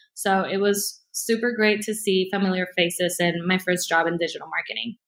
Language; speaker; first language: English; early bilingual, other home language; Spanish